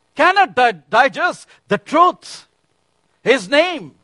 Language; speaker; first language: English; non-native, local second language; Urdu